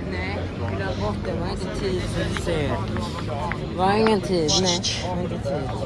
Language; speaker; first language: Swedish; early bilingual, other home language; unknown